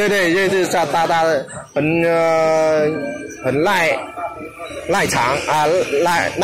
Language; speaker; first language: Chinese; non-native, fluent; Vietnamese